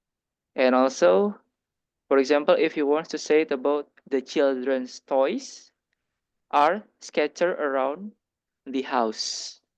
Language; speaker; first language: English; non-native, learner; Indonesian